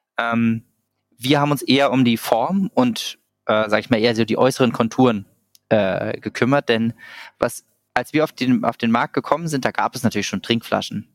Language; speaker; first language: German; native; German